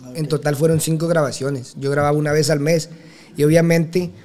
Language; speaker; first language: Spanish; native; Spanish